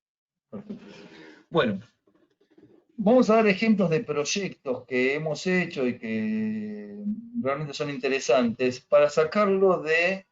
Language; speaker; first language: Spanish; native; Spanish